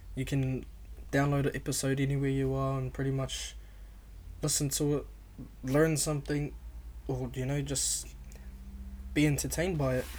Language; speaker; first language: English; native; English